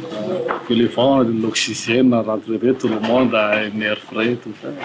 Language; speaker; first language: French; non-native, local second language; Malagasy